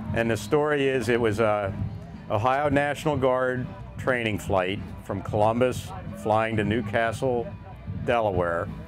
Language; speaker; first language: English; native; English